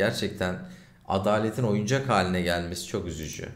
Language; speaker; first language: Turkish; native; Turkish